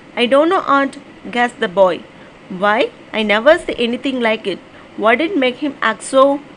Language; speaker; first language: English; non-native, local second language; Tamil